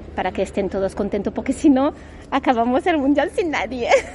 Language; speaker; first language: Spanish; non-native, fluent; French